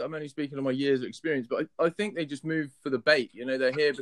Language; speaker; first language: English; native; English